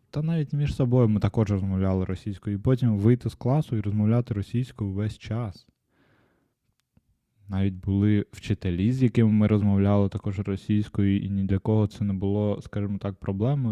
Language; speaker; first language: Ukrainian; non-native, local second language; Russian